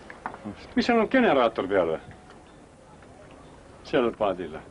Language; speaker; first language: Finnish; non-native, learner; Estonian